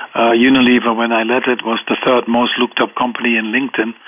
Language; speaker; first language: English; non-native, fluent; Dutch